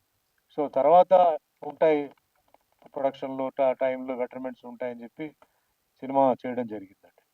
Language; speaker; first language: Telugu; native; Telugu